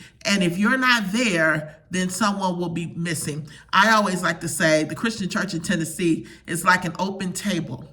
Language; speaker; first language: English; native; English